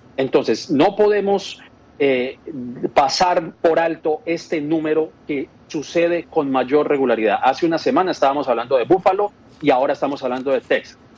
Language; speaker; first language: Spanish; native; Spanish